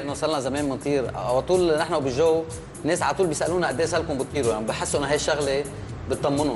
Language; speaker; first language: Arabic; native; Arabic